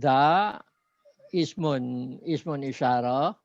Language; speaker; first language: Arabic; non-native, learner; Indonesian